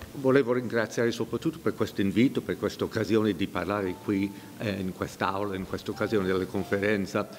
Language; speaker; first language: Italian; non-native, fluent; English